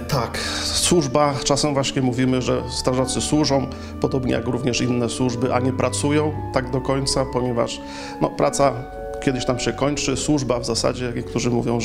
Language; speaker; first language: Polish; native; Polish